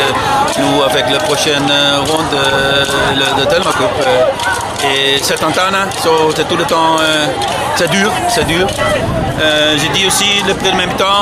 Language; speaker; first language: French; non-native, learner; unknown